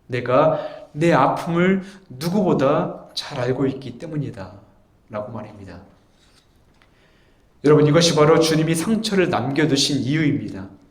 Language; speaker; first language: Korean; native; Korean